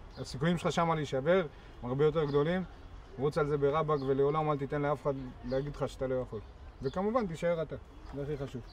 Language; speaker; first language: Hebrew; early bilingual, other home language; Amharic